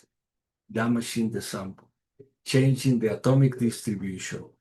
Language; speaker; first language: English; non-native, fluent; Spanish